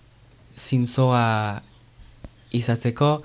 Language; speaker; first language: Basque; non-native, learner; French